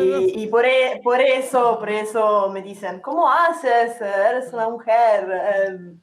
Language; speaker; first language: Spanish; non-native, learner; Italian